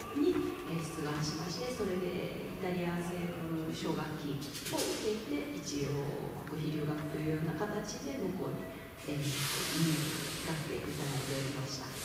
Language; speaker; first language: Japanese; native; Japanese